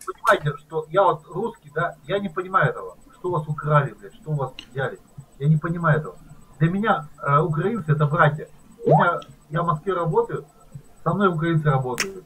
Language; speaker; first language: Russian; native; Russian